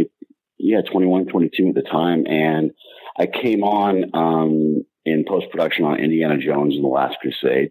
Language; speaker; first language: English; native; English